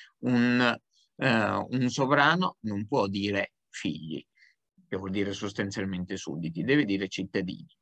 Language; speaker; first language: Italian; native; Italian